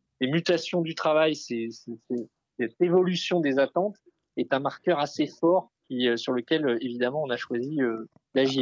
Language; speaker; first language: French; native; French